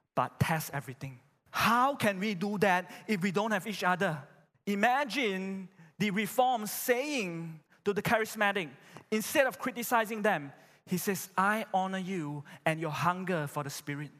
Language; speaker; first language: English; non-native, local second language; Chinese